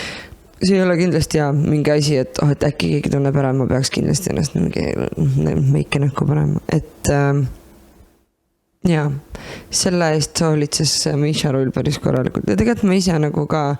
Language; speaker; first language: Estonian; native; Estonian